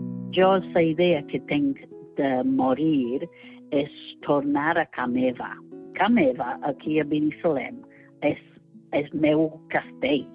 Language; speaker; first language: Catalan; non-native, fluent; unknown